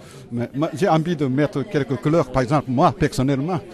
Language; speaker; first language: French; non-native, fluent; Japanese